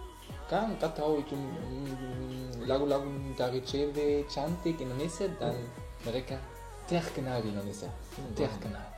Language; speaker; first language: Indonesian; non-native, learner; German